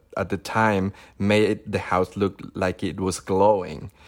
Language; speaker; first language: English; non-native, fluent; Spanish